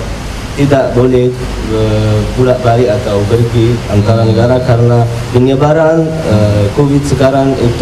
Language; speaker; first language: Indonesian; non-native, fluent; Arabic